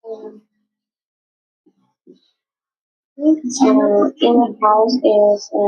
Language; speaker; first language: English; non-native, learner; Vietnamese